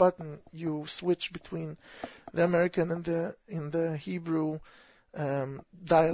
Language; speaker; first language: English; non-native, fluent; Hebrew